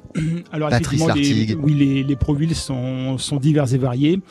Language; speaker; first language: French; native; French